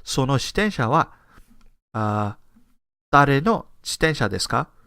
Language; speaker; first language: Japanese; non-native, fluent; English